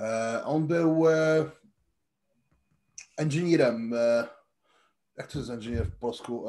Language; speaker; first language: Polish; early bilingual, heritage; Polish